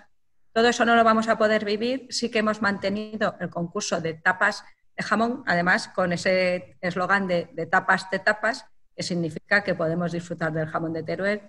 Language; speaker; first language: Spanish; native; Spanish